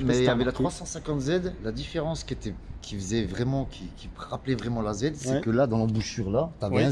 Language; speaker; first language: French; native; French